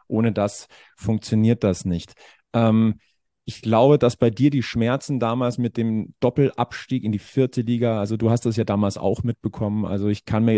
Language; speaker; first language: German; native; German